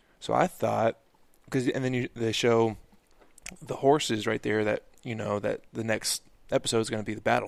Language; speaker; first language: English; native; English